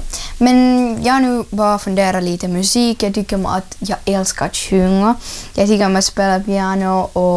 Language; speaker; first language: Swedish; non-native, learner; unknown